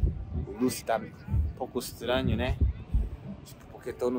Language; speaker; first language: Portuguese; non-native, fluent; English